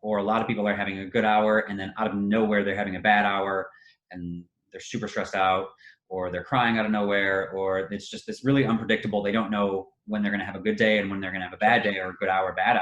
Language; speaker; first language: English; native; English